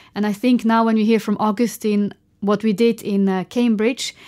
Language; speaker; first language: English; non-native, fluent; German